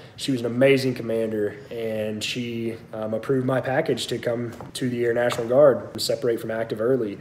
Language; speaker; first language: English; native; English